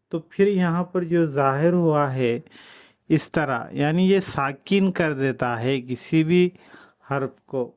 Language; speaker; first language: Urdu; native; Urdu